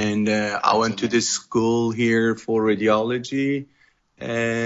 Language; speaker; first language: English; non-native, fluent; Persian